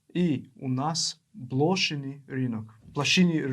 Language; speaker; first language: Russian; non-native, learner; English